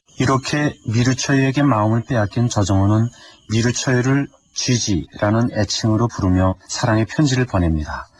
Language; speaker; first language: Korean; native; Korean